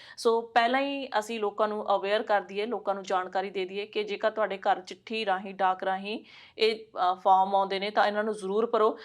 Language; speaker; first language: Punjabi; native; Punjabi